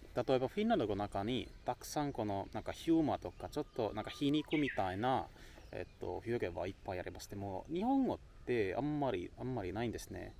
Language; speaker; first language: Japanese; non-native, learner; Finnish